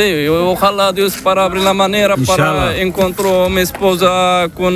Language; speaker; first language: Spanish; non-native, learner; Arabic